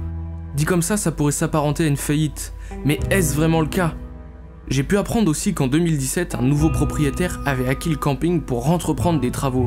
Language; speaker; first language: French; native; French